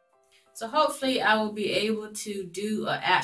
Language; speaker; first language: English; native; English